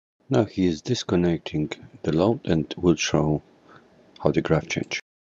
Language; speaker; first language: English; non-native, fluent; Polish